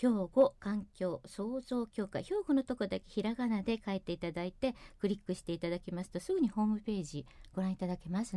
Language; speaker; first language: Japanese; native; Japanese